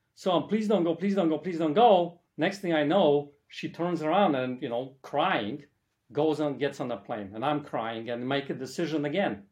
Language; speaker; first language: English; early bilingual, other home language; Polish